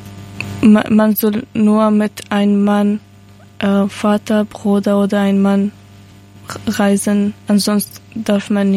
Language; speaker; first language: German; non-native, learner; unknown